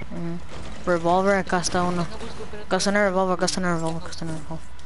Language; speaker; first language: Spanish; early bilingual, heritage; Spanish